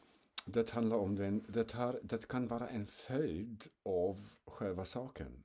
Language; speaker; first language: Swedish; non-native, fluent; German